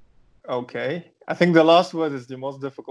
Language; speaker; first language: English; non-native, fluent; Arabic